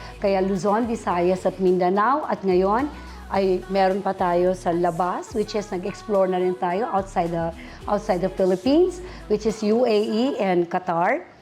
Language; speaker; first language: Filipino; non-native, local second language; Cebuano